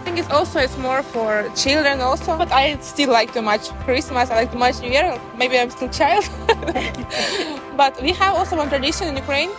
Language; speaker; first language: English; non-native, learner; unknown